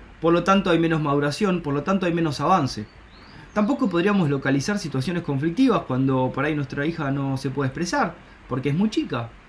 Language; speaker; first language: Spanish; native; Spanish